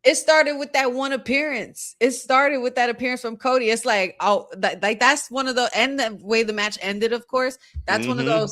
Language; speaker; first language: English; native; English